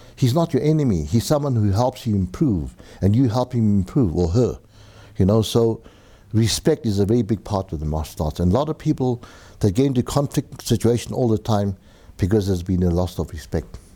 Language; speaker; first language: English; native; English